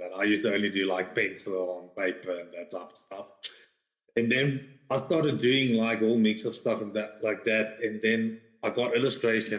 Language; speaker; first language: English; non-native, local second language; Afrikaans